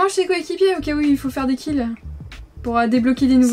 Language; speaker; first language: French; native; French